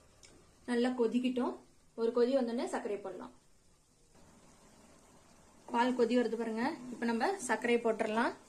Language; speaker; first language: Tamil; native; Tamil